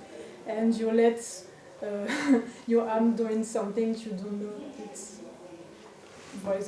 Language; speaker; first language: English; non-native, fluent; French